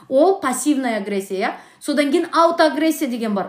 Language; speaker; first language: Russian; non-native, local second language; Kazakh